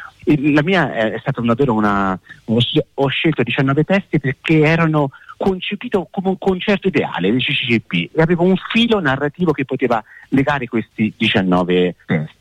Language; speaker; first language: Italian; native; Italian